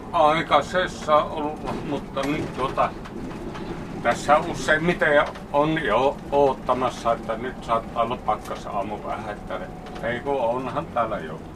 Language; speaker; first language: Finnish; native; Finnish